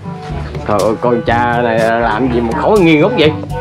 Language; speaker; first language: Vietnamese; native; Vietnamese